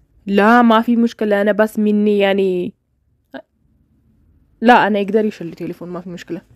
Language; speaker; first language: Arabic; non-native, learner; Oromo